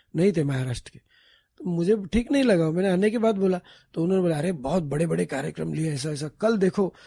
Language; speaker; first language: Hindi; non-native, local second language; Marathi